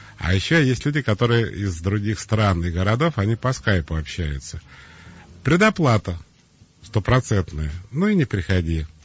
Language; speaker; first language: Russian; native; Russian